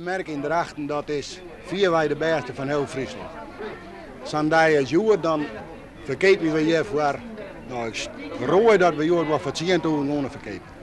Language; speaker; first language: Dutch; non-native, local second language; Western Frisian